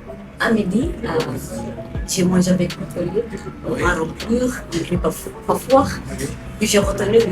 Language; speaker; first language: French; non-native, learner; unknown